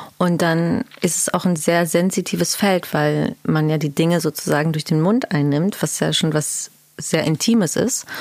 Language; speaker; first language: German; early bilingual, other home language; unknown